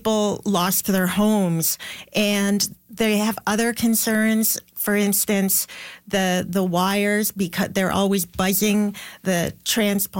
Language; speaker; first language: English; native; English